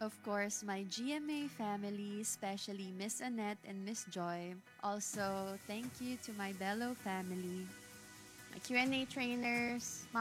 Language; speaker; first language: English; non-native, local second language; Filipino